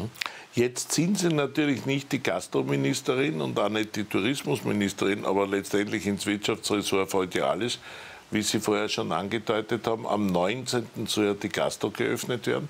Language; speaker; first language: German; native; German